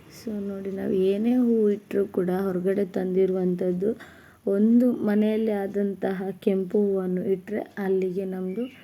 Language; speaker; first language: Kannada; non-native, local second language; Tulu